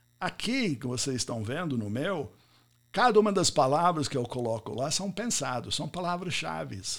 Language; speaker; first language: Portuguese; non-native, fluent; English